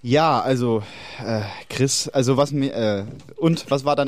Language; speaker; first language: German; native; German